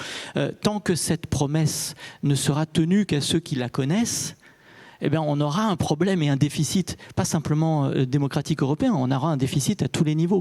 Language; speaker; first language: French; native; French